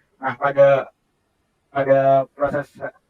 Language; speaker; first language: Indonesian; native; Indonesian